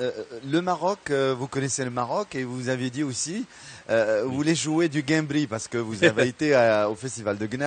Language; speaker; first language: French; non-native, local second language; Arabic